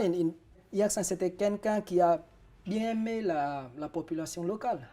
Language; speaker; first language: French; non-native, fluent; Vietnamese